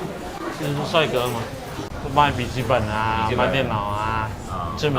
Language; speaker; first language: Chinese; native; Chinese